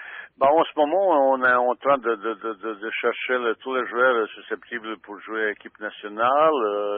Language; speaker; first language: French; non-native, fluent; Bosnian